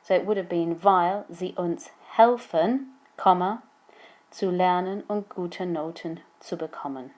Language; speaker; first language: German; non-native, fluent; English